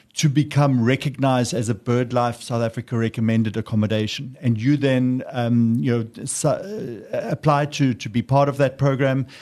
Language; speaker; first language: English; native; English